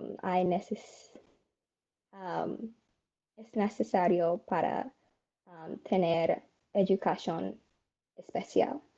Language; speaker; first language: Spanish; non-native, learner; English